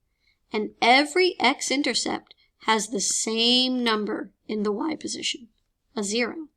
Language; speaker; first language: English; native; English